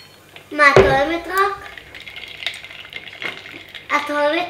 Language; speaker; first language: Hebrew; early bilingual, other home language; Russian